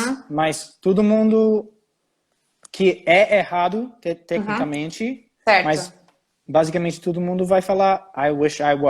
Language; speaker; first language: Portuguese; non-native, fluent; English